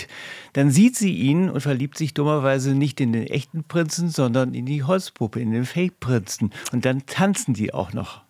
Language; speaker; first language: German; native; German